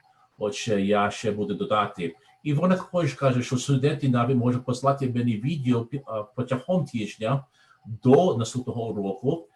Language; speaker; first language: Ukrainian; non-native, learner; English